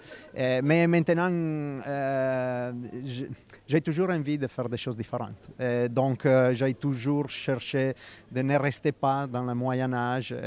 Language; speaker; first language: French; non-native, fluent; Italian